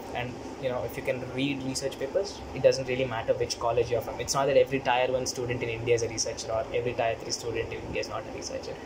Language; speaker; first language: English; non-native, local second language; Telugu